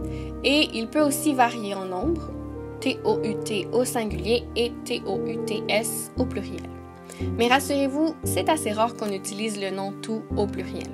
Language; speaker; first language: French; native; French